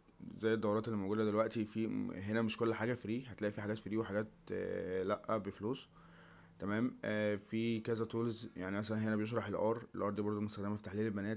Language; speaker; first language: Arabic; native; Arabic